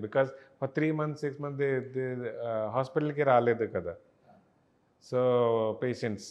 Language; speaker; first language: Telugu; non-native, learner; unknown